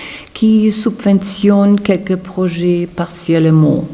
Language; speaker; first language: French; non-native, fluent; German